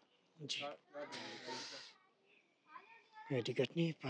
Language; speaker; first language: Hindi; non-native, fluent; Bangla